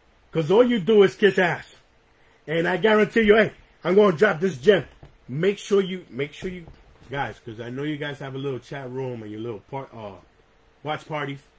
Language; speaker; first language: English; early bilingual, other home language; Spanish